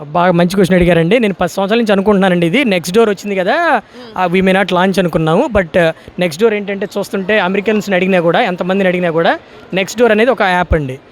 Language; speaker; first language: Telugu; native; Telugu